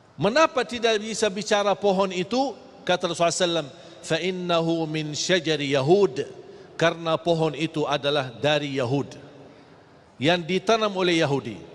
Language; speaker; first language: Malay; non-native, fluent; Arabic